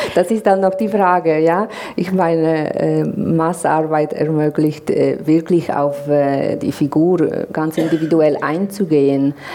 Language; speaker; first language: German; non-native, fluent; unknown